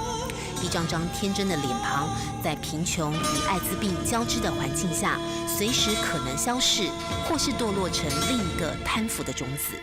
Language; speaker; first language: Chinese; native; Chinese